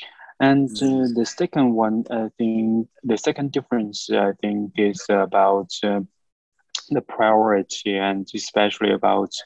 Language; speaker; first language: English; non-native, fluent; Chinese